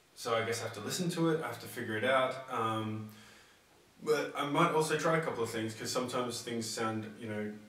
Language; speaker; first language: English; native; English